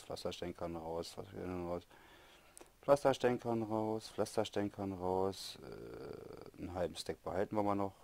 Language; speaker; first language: German; native; German